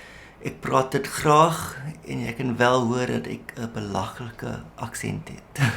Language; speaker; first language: Afrikaans; non-native, local second language; English